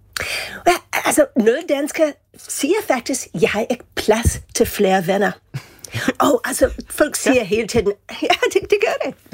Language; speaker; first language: Danish; non-native, fluent; English